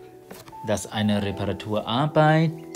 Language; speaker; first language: German; non-native, fluent; Thai